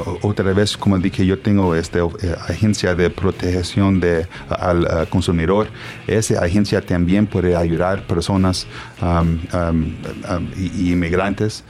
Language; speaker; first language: Spanish; non-native, learner; English